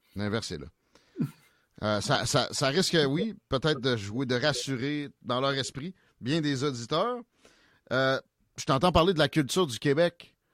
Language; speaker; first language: French; native; French